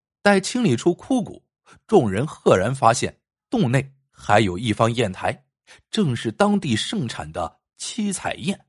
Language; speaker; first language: Chinese; native; Chinese